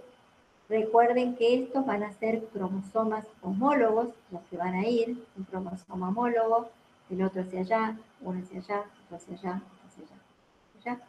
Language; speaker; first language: Spanish; native; Spanish